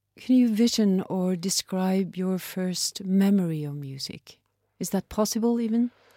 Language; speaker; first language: English; non-native, fluent; Norwegian